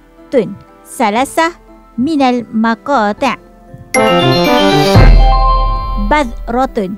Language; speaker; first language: Arabic; non-native, fluent; Malay